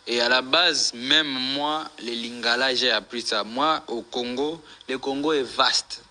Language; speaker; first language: French; non-native, local second language; Swahili